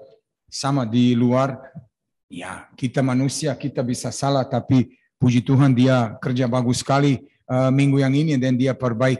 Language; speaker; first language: Indonesian; non-native, fluent; Serbian